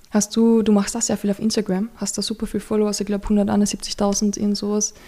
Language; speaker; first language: German; native; German